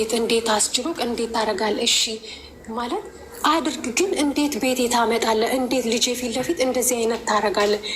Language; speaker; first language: Amharic; native; Amharic